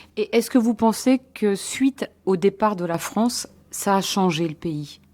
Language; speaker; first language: French; native; French